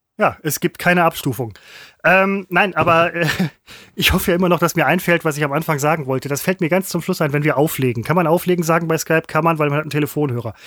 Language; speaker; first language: German; native; German